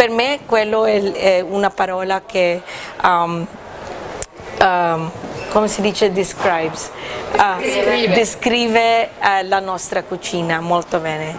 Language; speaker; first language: Italian; non-native, learner; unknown